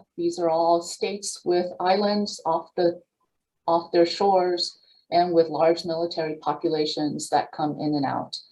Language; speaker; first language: English; native; English